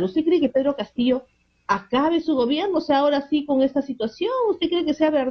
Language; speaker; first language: Spanish; native; Spanish